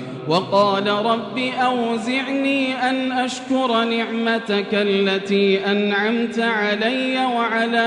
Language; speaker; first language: Arabic; native; Arabic